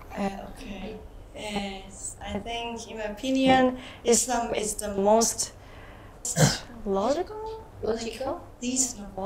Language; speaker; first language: English; non-native, learner; Japanese